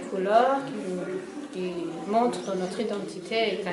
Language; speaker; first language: French; non-native, fluent; Persian